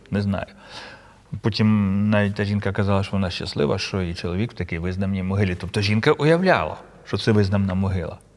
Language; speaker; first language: Ukrainian; native; Ukrainian